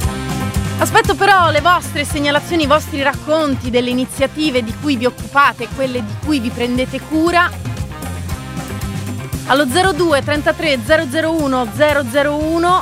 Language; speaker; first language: Italian; native; Italian